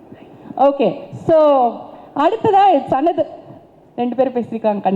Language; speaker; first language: Tamil; native; Tamil